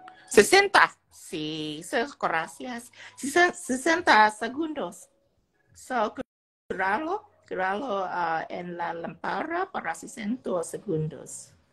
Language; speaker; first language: Spanish; non-native, learner; Vietnamese